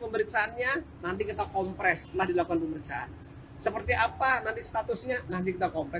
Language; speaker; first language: Indonesian; native; Indonesian